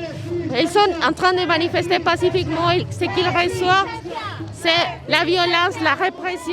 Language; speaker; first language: French; non-native, fluent; Spanish